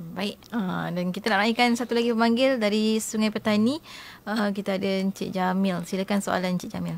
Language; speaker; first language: Malay; native; Malay